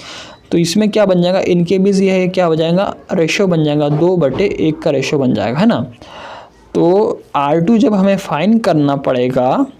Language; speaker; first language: Hindi; native; Hindi